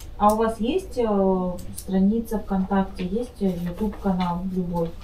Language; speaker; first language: Russian; native; Russian